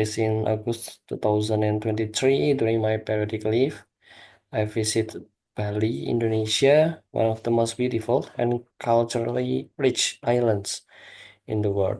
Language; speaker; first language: English; non-native, learner; Indonesian